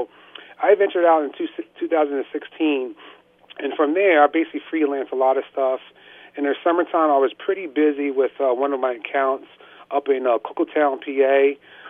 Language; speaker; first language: English; native; English